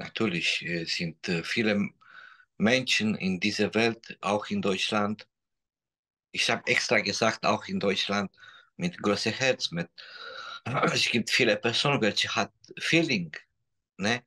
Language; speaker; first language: German; non-native, learner; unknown